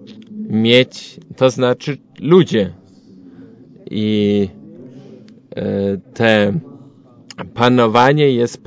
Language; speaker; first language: Polish; non-native, learner; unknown